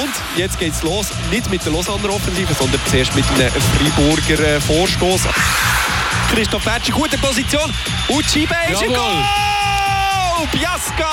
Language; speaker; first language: German; native; German